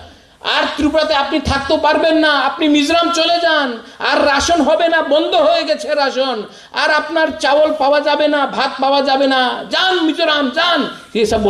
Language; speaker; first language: Bangla; non-native, local second language; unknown